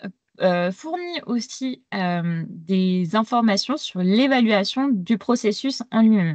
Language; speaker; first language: French; native; French